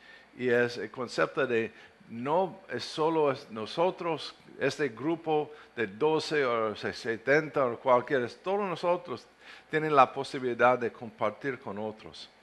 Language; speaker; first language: Spanish; non-native, fluent; English